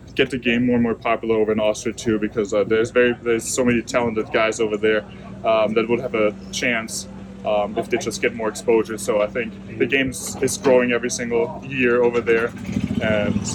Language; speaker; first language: English; non-native, fluent; German